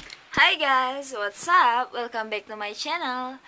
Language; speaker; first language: English; non-native, learner; Indonesian